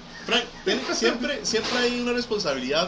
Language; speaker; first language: Spanish; native; Spanish